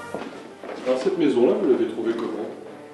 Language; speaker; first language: French; native; French